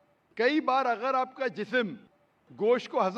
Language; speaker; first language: Hindi; native; Hindi